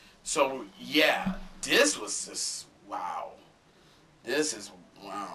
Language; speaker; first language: English; native; English